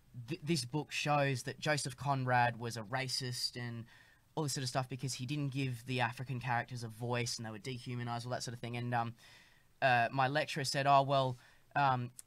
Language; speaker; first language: English; native; English